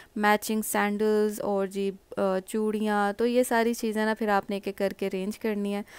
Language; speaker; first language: Urdu; native; Urdu